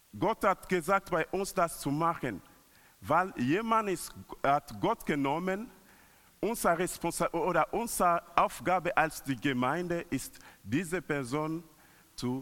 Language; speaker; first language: German; non-native, learner; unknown